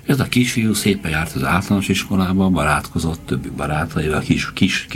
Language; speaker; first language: Hungarian; native; Hungarian